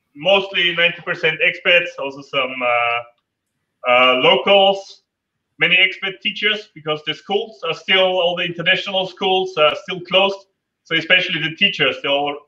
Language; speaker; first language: English; non-native, fluent; German